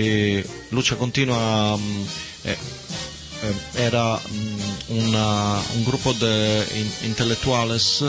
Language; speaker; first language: Spanish; non-native, learner; Italian